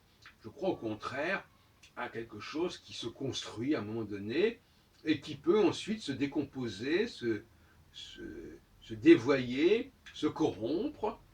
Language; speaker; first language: French; native; French